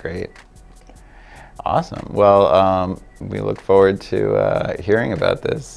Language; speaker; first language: English; native; English